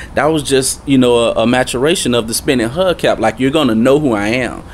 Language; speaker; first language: English; native; English